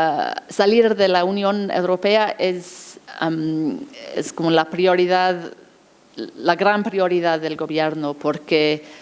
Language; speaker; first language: Spanish; non-native, fluent; English